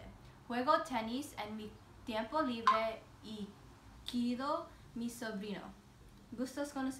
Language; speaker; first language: Spanish; non-native, learner; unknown